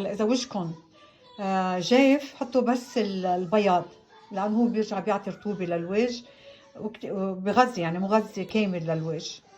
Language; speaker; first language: Arabic; native; Arabic